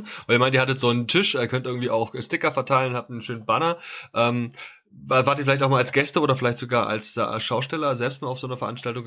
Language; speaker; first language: German; native; German